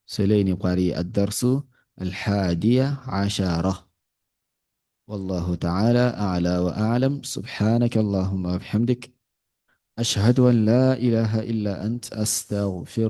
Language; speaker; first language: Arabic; non-native, fluent; Yoruba